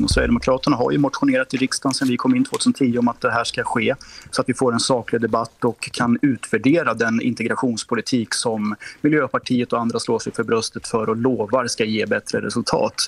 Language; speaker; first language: Swedish; native; Swedish